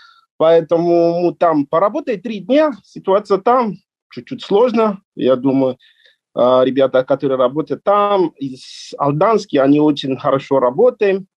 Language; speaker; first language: Russian; non-native, learner; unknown